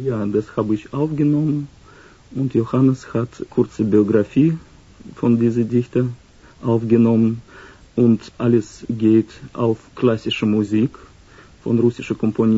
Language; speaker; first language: German; non-native, learner; Russian